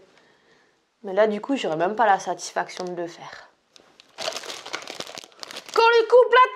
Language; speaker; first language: French; native; French